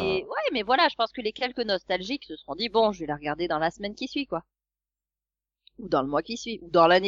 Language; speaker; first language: French; native; French